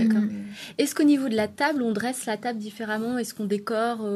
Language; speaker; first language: French; native; French